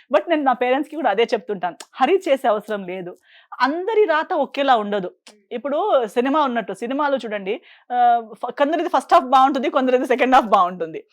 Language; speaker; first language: Telugu; non-native, fluent; Konkani